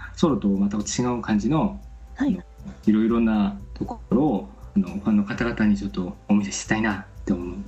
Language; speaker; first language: Japanese; non-native, fluent; Korean